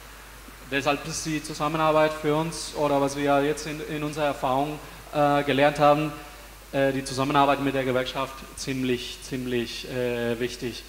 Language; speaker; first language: German; non-native, fluent; Spanish